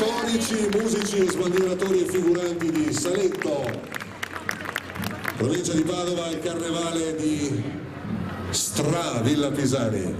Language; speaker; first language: Italian; native; Italian